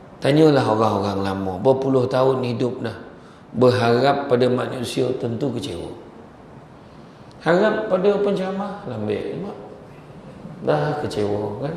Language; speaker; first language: Malay; native; Malay